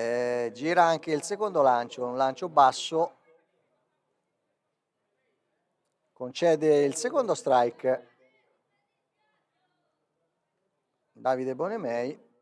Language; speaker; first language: Italian; native; Italian